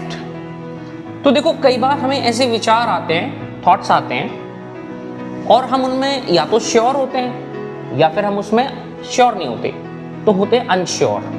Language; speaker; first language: Hindi; native; Hindi